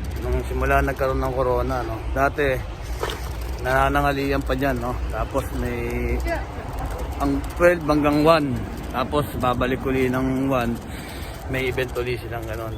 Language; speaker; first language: Filipino; native; Filipino